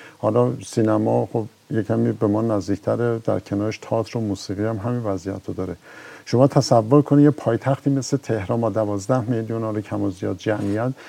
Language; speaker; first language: Persian; native; Persian